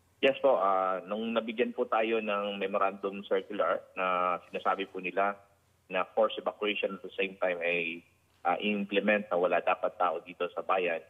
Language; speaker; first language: Filipino; native; Filipino